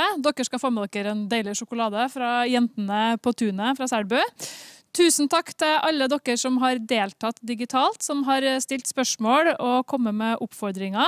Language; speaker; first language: Norwegian; native; Norwegian